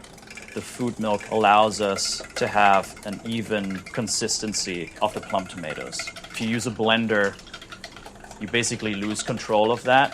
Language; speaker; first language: English; native; English